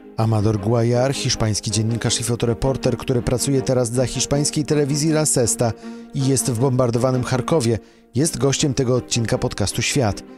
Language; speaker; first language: Polish; native; Polish